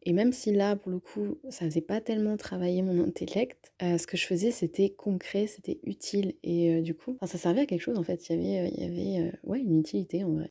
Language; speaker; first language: French; native; French